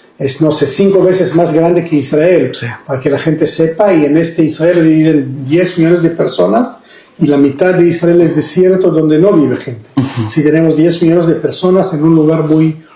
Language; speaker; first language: Spanish; non-native, fluent; Hebrew